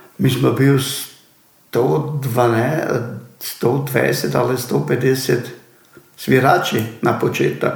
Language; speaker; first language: Croatian; native; Croatian